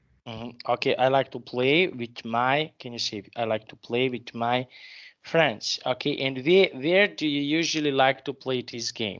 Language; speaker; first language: English; non-native, fluent; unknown